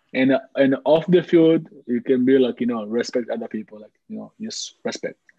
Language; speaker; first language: English; early bilingual, other home language; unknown